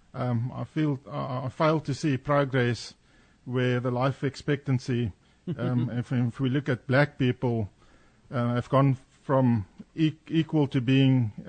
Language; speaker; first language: English; non-native, local second language; Afrikaans